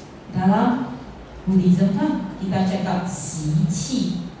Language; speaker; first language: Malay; non-native, local second language; Chinese